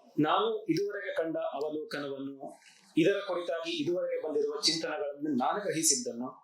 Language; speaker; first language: Kannada; native; Kannada